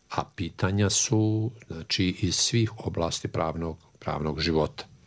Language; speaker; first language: Serbian; native; Serbian